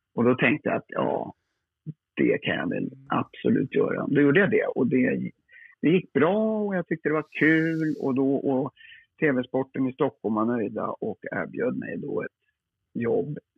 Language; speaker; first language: Swedish; native; Swedish